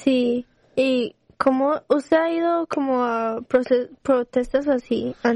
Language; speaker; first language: Spanish; early bilingual, heritage; Spanish